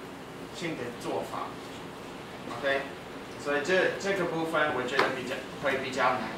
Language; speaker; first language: Chinese; non-native, fluent; English